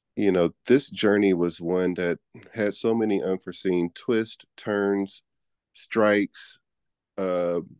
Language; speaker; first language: English; native; English